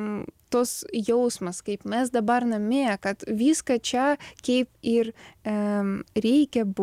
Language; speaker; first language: Lithuanian; non-native, learner; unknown